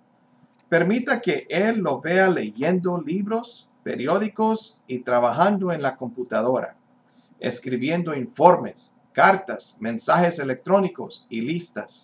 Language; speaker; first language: Spanish; non-native, fluent; English